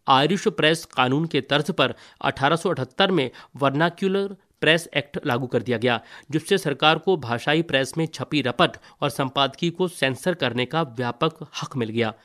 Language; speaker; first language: Hindi; native; Hindi